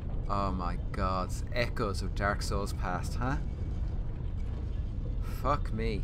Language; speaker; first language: English; native; English